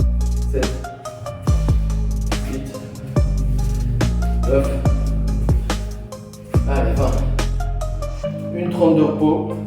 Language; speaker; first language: French; native; French